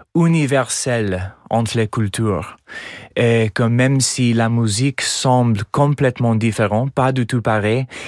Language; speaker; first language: French; non-native, fluent; English